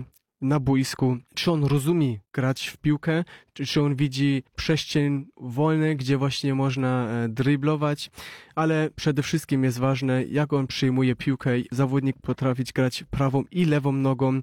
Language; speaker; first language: Polish; early bilingual, heritage; Polish